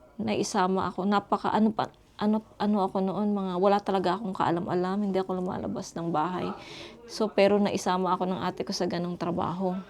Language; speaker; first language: Filipino; native; Filipino